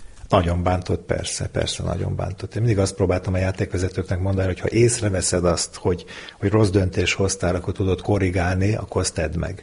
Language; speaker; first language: Hungarian; native; Hungarian